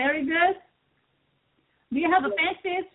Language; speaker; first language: English; non-native, fluent; Japanese